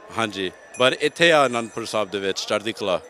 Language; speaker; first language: Punjabi; non-native, learner; English